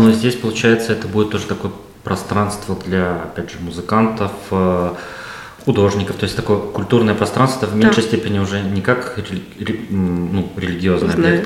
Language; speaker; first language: Russian; native; Russian